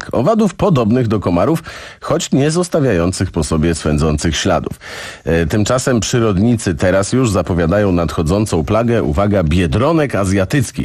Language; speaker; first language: Polish; native; Polish